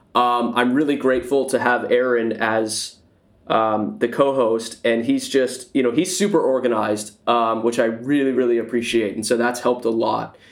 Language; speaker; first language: English; native; English